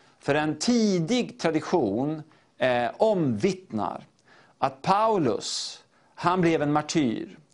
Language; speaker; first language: Swedish; native; Swedish